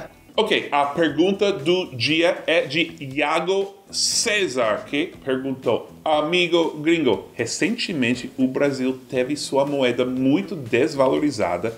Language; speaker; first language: Portuguese; non-native, fluent; English